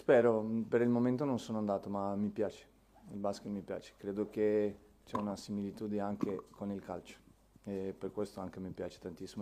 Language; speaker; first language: Italian; non-native, fluent; Portuguese